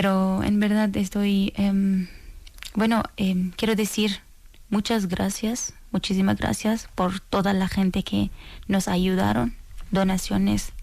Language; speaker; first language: Spanish; non-native, learner; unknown